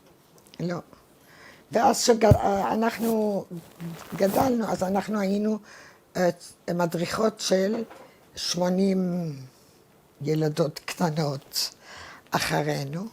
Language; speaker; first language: Hebrew; non-native, fluent; Arabic